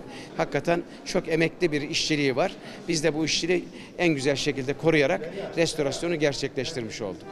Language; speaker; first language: Turkish; native; Turkish